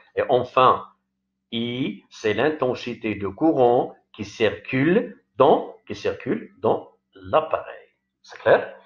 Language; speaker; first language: French; non-native, local second language; Arabic